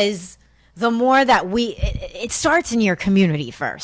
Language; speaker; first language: English; native; English